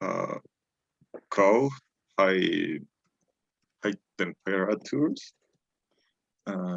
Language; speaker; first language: English; non-native, learner; Spanish